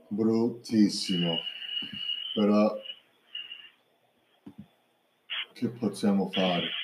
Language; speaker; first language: Italian; early bilingual, heritage; English